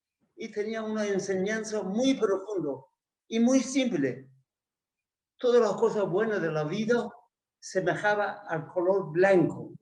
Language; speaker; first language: Spanish; non-native, fluent; Persian